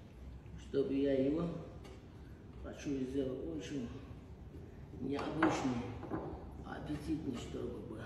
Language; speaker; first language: Russian; non-native, learner; Turkmen